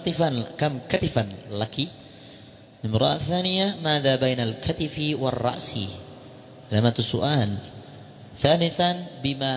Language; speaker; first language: Arabic; non-native, fluent; Indonesian